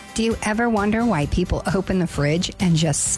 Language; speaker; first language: English; native; English